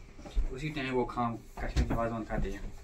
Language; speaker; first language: Hindi; non-native, local second language; Kashmiri